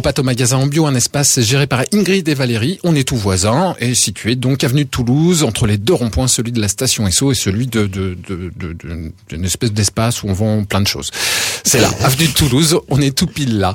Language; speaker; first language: French; native; French